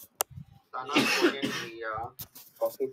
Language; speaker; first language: German; non-native, learner; Bangla